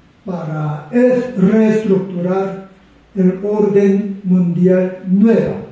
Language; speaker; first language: Spanish; non-native, fluent; Korean